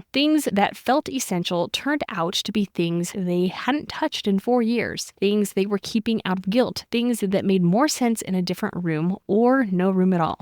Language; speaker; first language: English; native; English